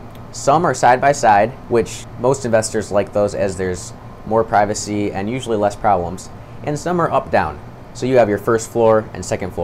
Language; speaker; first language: English; native; English